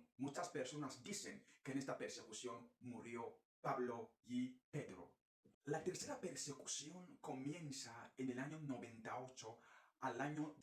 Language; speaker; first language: Spanish; non-native, fluent; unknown